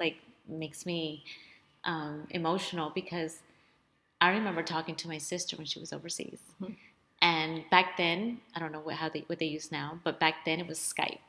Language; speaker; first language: English; early bilingual, other home language; Spanish